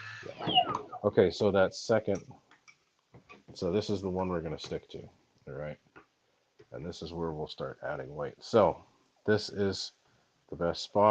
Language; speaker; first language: English; native; English